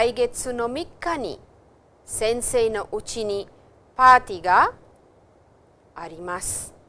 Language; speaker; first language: Japanese; non-native, fluent; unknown